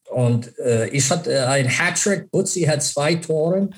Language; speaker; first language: German; non-native, fluent; English